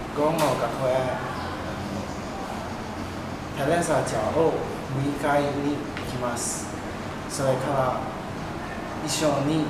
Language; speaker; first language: Japanese; non-native, learner; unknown